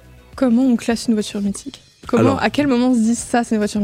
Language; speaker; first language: French; native; French